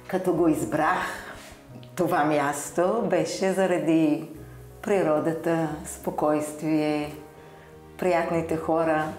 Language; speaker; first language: Bulgarian; non-native, fluent; Hebrew